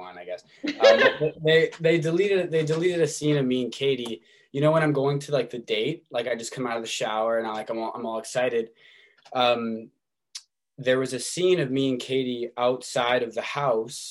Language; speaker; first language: English; native; English